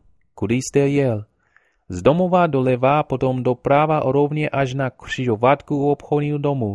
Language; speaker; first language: Czech; non-native, learner; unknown